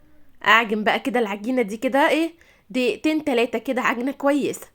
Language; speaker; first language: Arabic; native; Arabic